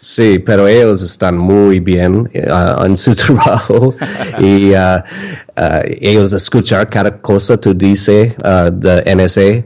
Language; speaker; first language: Spanish; non-native, learner; English